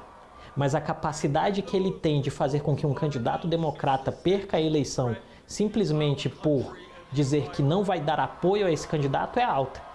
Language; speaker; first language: Portuguese; native; Portuguese